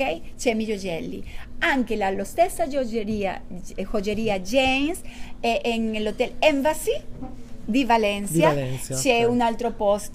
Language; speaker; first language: Italian; non-native, learner; Spanish